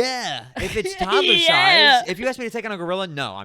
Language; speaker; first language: English; native; English